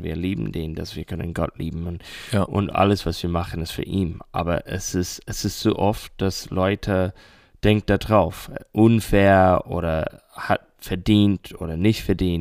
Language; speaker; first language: German; non-native, learner; English